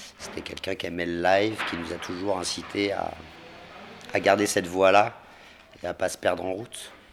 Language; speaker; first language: French; native; French